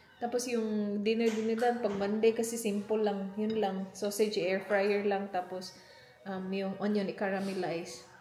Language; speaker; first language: Filipino; non-native, local second language; Cebuano